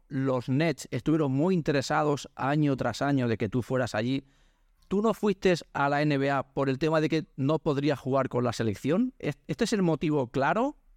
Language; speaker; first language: Spanish; native; Spanish